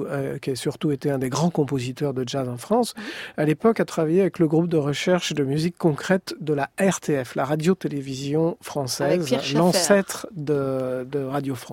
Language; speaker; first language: French; native; French